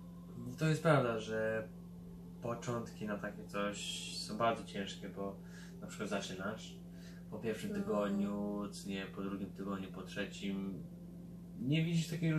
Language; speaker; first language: Polish; early bilingual, heritage; Polish